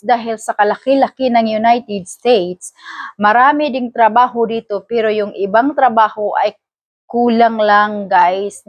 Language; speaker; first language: Filipino; non-native, local second language; Cebuano